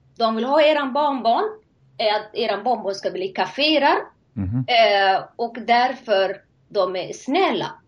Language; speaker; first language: Swedish; non-native, fluent; Somali